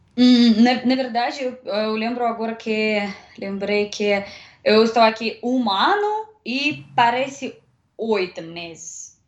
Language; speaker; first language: Portuguese; non-native, learner; Russian